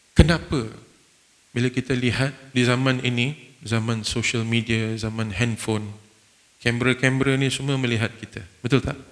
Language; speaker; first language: Malay; non-native, fluent; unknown